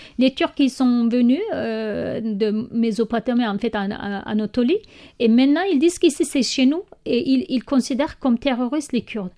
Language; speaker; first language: French; non-native, learner; Kurdish